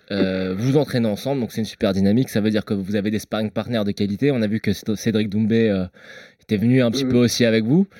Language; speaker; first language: French; native; French